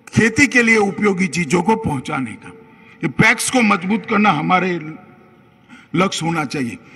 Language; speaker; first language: Hindi; non-native, local second language; Gujarati